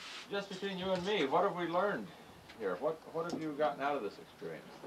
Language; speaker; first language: English; native; English